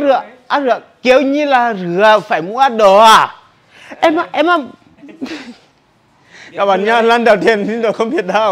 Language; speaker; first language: Vietnamese; non-native, learner; Portuguese